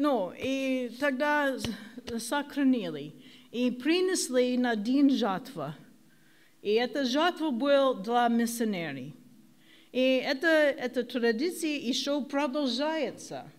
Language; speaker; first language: Russian; non-native, learner; English